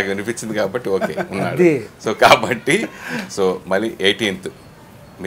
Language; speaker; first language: Telugu; native; Telugu